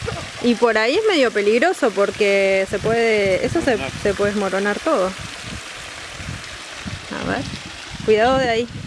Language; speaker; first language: Spanish; native; Spanish